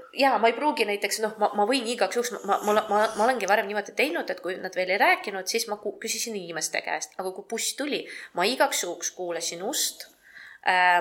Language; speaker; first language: Estonian; non-native, local second language; Russian